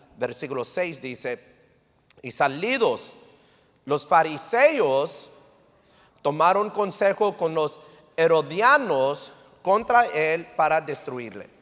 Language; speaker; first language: Spanish; early bilingual, heritage; English